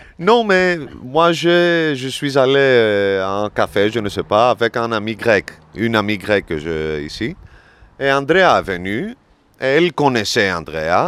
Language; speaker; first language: French; non-native, learner; Greek